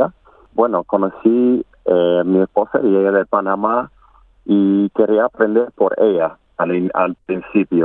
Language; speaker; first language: Spanish; non-native, learner; English